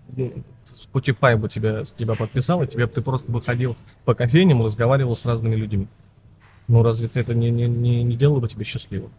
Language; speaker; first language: Russian; native; Russian